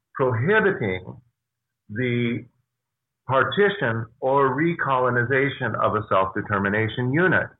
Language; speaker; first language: English; native; English